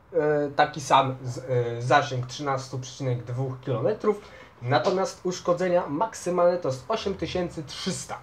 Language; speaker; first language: Polish; native; Polish